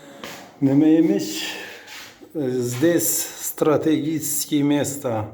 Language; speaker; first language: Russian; non-native, learner; Uzbek